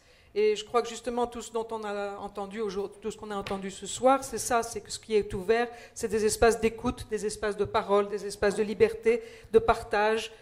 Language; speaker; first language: French; native; French